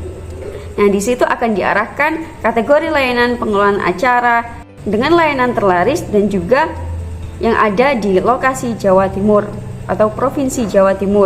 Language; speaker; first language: Indonesian; native; Indonesian